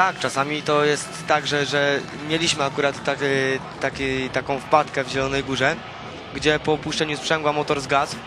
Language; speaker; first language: Polish; native; Polish